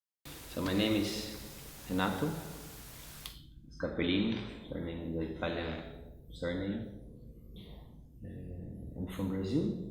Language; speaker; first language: English; non-native, fluent; Portuguese